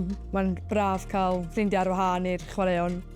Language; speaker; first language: Welsh; native; Welsh